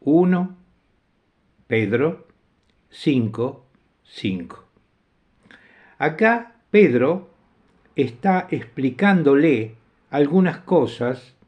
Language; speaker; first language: Spanish; non-native, fluent; Italian